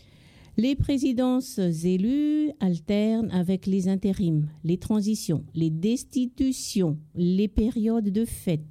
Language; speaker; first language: French; non-native, local second language; Malagasy